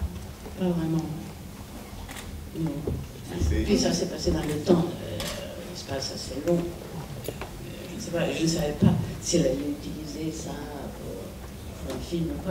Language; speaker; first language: French; non-native, fluent; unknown